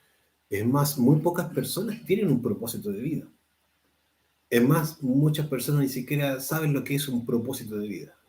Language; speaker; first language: Spanish; native; Spanish